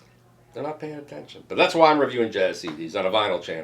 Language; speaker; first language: English; native; English